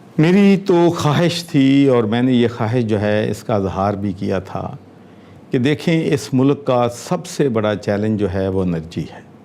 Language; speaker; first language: Urdu; non-native, local second language; Punjabi